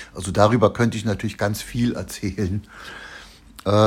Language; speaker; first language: German; native; German